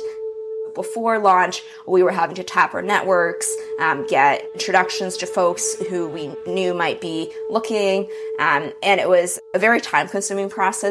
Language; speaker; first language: English; early bilingual, other home language; Chinese